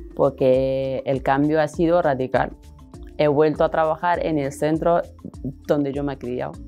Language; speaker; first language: Spanish; non-native, fluent; Arabic